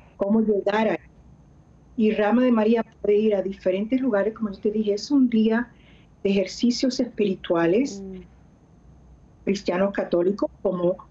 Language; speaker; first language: Spanish; early bilingual, heritage; Spanish